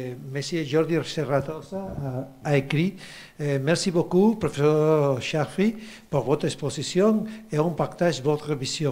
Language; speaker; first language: French; non-native, fluent; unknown